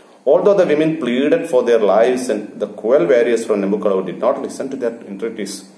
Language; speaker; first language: English; non-native, local second language; Malayalam